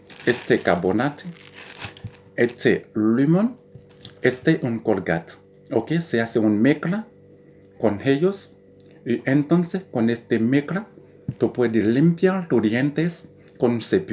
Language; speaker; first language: Spanish; non-native, learner; Haitian Creole